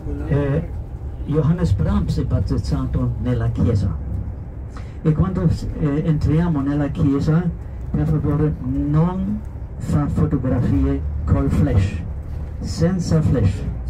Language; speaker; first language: Italian; non-native, fluent; German